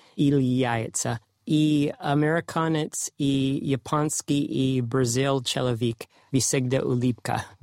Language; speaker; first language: Russian; non-native, learner; English